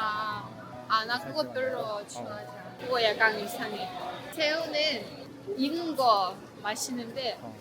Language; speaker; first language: Korean; non-native, fluent; Russian